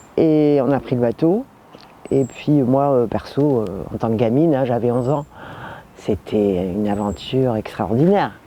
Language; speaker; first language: French; native; French